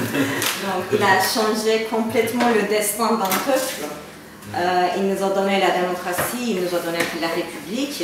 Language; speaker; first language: French; non-native, fluent; Turkish